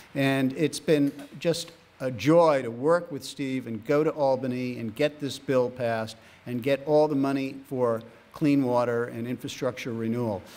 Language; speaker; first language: English; native; English